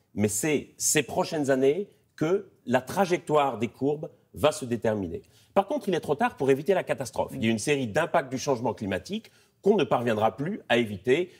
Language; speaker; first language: French; native; French